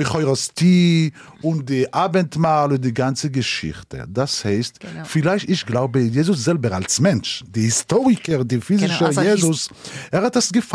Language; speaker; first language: German; non-native, learner; Hebrew